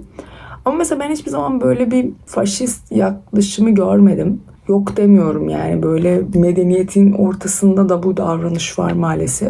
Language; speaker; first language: Turkish; early bilingual, other home language; Persian